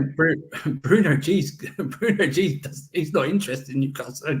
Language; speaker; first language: English; native; English